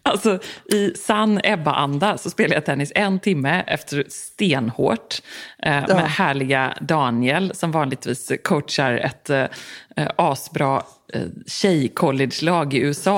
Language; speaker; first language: Swedish; native; Swedish